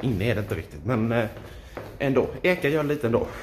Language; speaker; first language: Swedish; native; Swedish